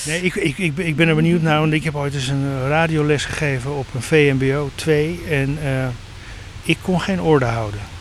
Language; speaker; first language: Dutch; native; Dutch